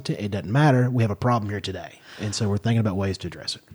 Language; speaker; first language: English; native; English